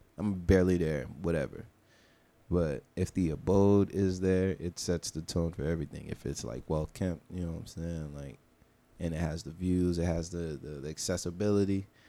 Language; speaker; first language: English; early bilingual, other home language; Haitian Creole